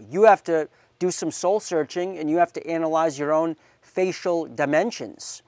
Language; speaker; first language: English; native; English